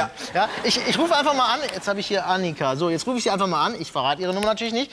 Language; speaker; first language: German; native; German